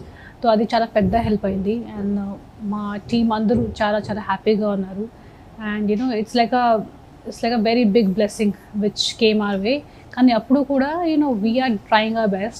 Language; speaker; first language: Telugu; non-native, fluent; Hindi